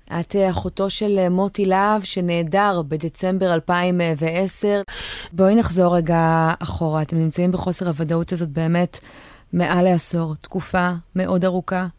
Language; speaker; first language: Hebrew; native; Hebrew